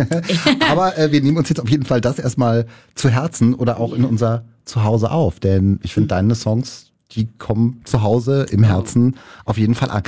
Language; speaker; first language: German; native; German